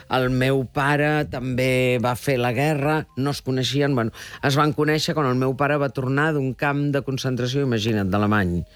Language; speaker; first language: Catalan; early bilingual, heritage; Catalan